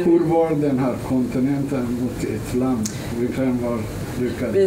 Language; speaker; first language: Swedish; non-native, learner; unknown